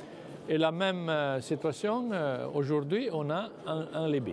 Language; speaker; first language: French; non-native, fluent; Italian